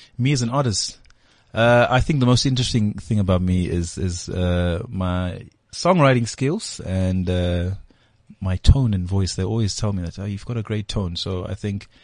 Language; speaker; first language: English; non-native, local second language; Zulu